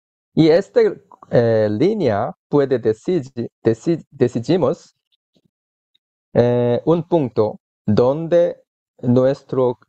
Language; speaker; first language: Spanish; non-native, learner; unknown